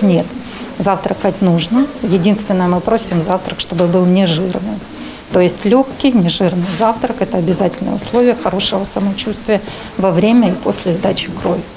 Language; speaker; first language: Russian; native; Russian